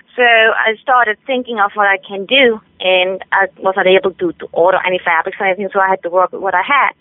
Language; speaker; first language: English; non-native, fluent; Swiss German